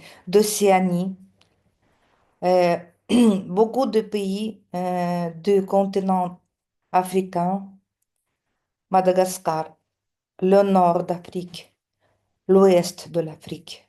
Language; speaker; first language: French; non-native, fluent; Russian